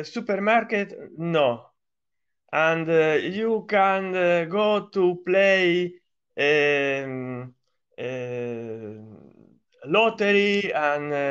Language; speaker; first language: English; non-native, learner; Italian